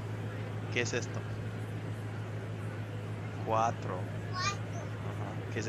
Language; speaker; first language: Spanish; non-native, learner; English